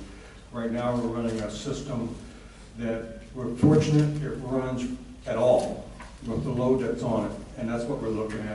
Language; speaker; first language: English; native; English